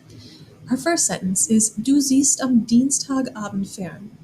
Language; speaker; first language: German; non-native, fluent; English